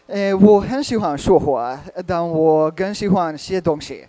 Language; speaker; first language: Chinese; non-native, learner; Hungarian